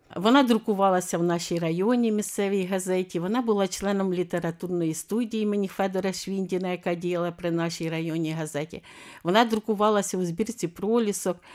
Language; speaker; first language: Ukrainian; native; Ukrainian